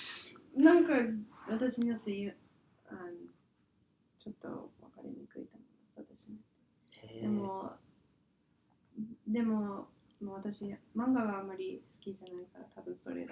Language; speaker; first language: Japanese; non-native, fluent; English